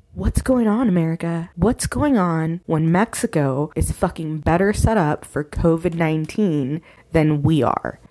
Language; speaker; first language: English; early bilingual, other home language; Spanish